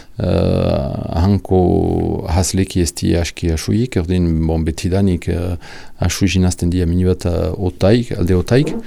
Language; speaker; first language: Basque; native; Basque